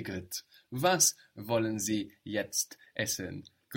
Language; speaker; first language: German; non-native, fluent; English